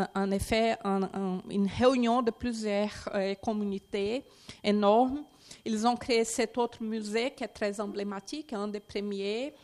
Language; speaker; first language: French; non-native, fluent; Portuguese